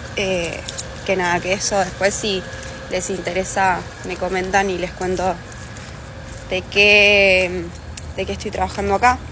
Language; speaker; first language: Spanish; native; Spanish